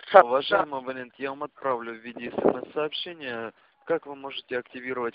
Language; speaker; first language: Russian; native; Russian